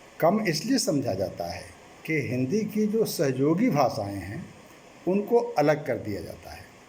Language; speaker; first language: Hindi; native; Hindi